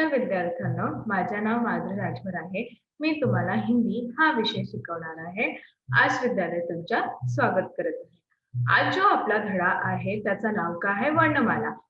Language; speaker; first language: Marathi; non-native, local second language; Hindi